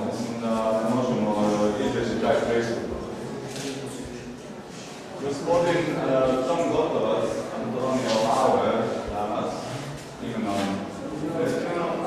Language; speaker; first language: Croatian; native; Croatian